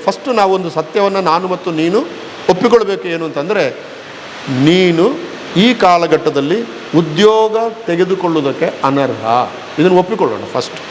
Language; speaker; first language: Kannada; native; Kannada